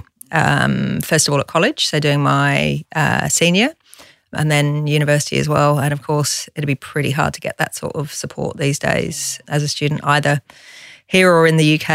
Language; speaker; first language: English; native; English